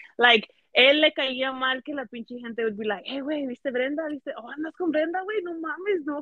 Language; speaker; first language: Spanish; early bilingual, heritage; Spanish